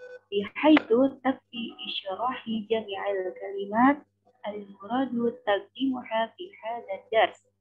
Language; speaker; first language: Arabic; non-native, learner; Indonesian